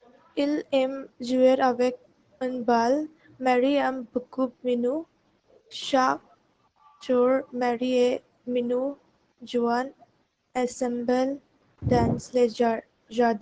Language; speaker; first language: French; non-native, learner; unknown